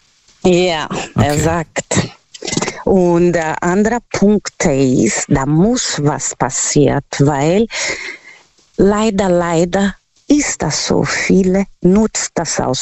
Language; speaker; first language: German; non-native, learner; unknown